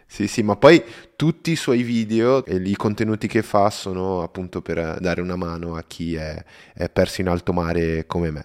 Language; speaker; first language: Italian; non-native, fluent; Portuguese